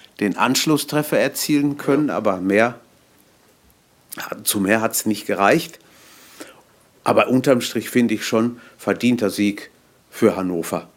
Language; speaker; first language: German; native; German